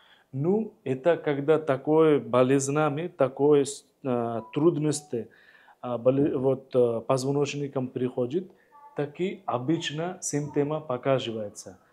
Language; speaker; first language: Russian; non-native, learner; Hindi